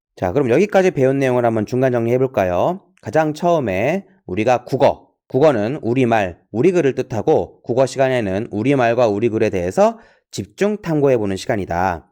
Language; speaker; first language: Korean; native; Korean